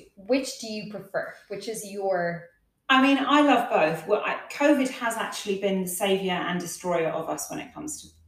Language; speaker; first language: English; native; English